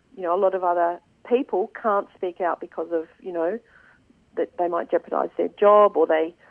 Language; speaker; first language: English; native; English